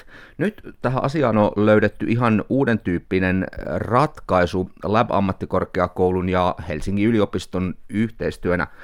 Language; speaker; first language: Finnish; native; Finnish